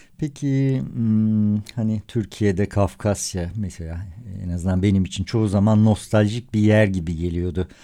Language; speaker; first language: Turkish; native; Turkish